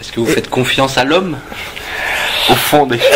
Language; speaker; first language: French; native; French